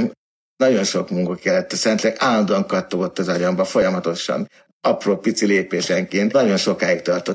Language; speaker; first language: Hungarian; native; Hungarian